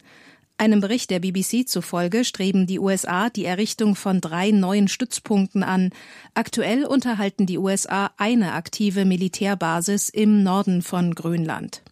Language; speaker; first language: German; native; German